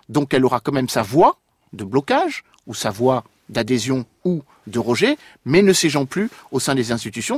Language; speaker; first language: French; native; French